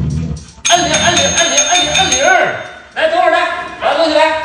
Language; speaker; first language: Chinese; native; Chinese